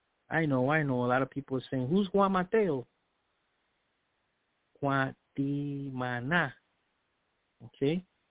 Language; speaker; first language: English; early bilingual, other home language; Spanish